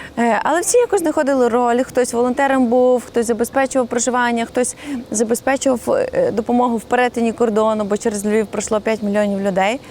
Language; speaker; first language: Ukrainian; native; Ukrainian